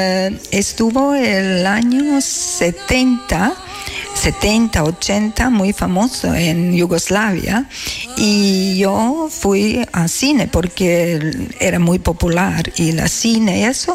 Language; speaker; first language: Spanish; non-native, learner; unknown